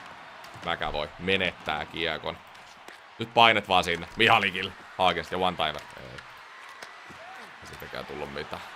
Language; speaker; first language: Finnish; native; Finnish